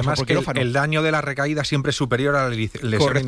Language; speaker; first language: Spanish; native; Spanish